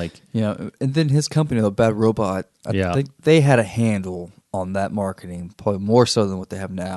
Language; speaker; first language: English; native; English